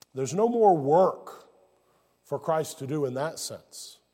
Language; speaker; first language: English; native; English